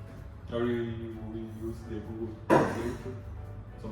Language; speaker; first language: English; non-native, learner; Portuguese